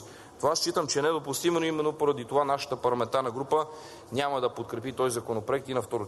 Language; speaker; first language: Bulgarian; native; Bulgarian